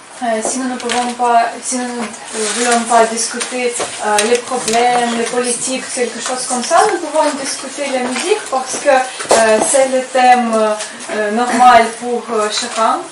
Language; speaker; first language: French; non-native, learner; Ukrainian